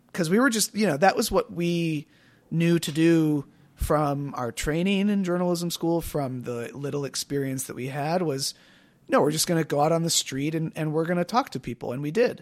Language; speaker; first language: English; native; English